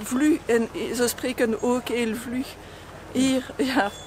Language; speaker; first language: Dutch; non-native, learner; French